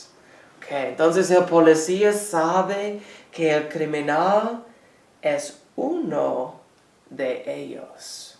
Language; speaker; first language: Spanish; non-native, fluent; English